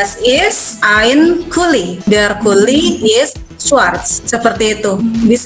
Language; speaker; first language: German; non-native, learner; Indonesian